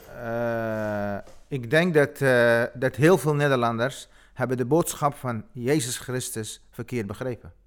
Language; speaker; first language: Dutch; non-native, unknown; Kurdish